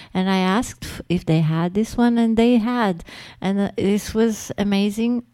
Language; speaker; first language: English; non-native, fluent; Portuguese